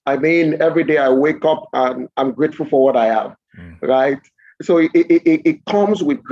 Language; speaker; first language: English; non-native, local second language; Yoruba